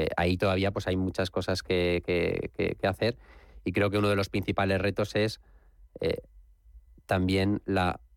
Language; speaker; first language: Spanish; native; Spanish